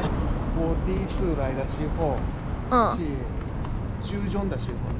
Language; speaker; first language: Chinese; non-native, fluent; Japanese